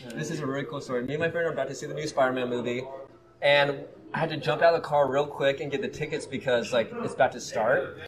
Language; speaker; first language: English; native; English